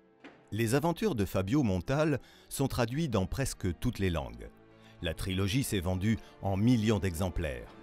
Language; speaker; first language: French; native; French